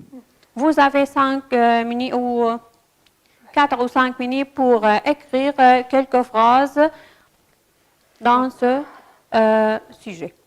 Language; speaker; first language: French; non-native, fluent; Arabic